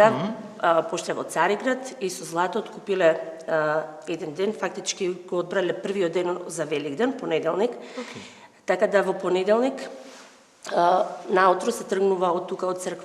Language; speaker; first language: Macedonian; native; Macedonian